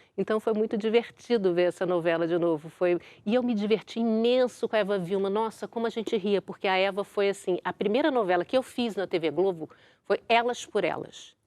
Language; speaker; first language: Portuguese; native; Portuguese